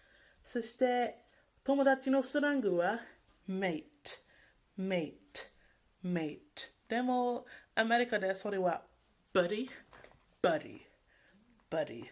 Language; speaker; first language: Japanese; non-native, learner; English